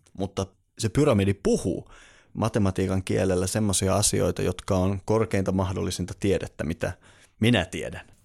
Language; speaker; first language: Finnish; native; Finnish